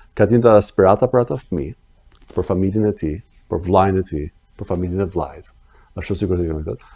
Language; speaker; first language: Albanian; early bilingual, other home language; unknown